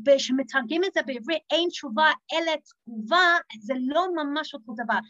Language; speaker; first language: Hebrew; non-native, fluent; English